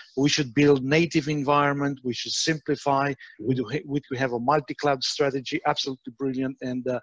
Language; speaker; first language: English; non-native, fluent; Romanian